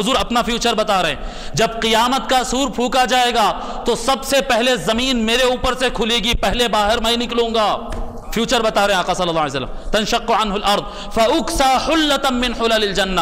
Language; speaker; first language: Urdu; native; Urdu